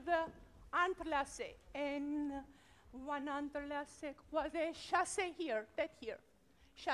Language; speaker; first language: English; non-native, learner; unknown